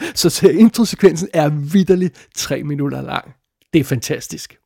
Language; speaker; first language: Danish; native; Danish